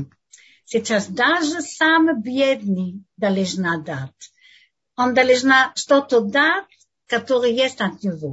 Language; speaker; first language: Russian; non-native, learner; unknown